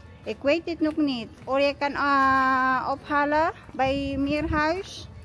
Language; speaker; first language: Dutch; non-native, learner; Filipino